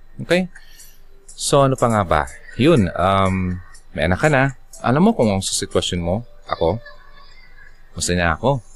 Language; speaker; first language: Filipino; non-native, local second language; Bikol